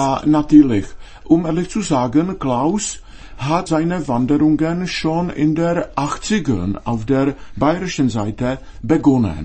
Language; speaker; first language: German; non-native, fluent; Czech